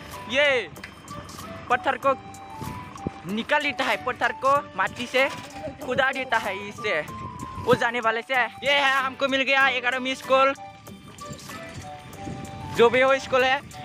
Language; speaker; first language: Hindi; non-native, local second language; Bodo